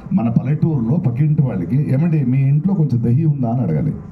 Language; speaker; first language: Telugu; non-native, local second language; Kannada